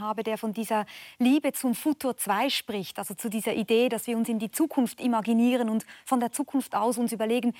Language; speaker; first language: German; native; German